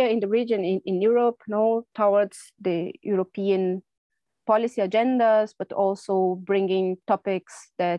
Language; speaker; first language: English; non-native, fluent; Portuguese